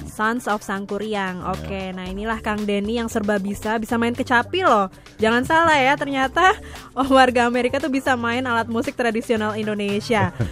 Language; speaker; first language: Indonesian; native; Indonesian